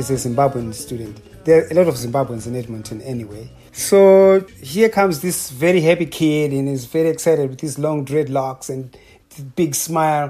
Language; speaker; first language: English; non-native, local second language; Shona